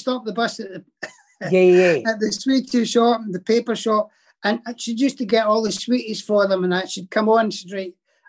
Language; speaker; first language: English; native; English